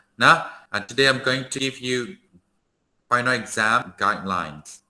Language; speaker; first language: English; non-native, fluent; Thai